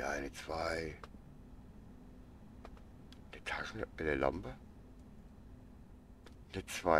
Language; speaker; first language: German; native; German